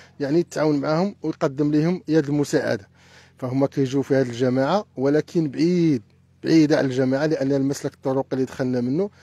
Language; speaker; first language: Arabic; native; Arabic